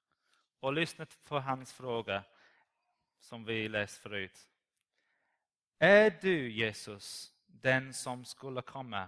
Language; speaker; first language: Swedish; non-native, learner; English